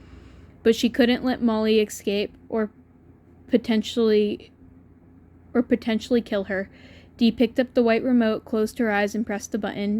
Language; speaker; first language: English; native; English